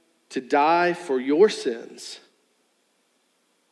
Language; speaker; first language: English; native; English